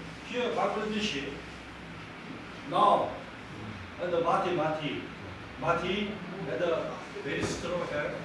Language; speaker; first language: English; non-native, learner; Korean